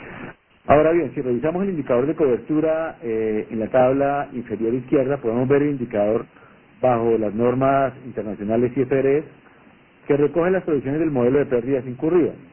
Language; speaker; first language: Spanish; native; Spanish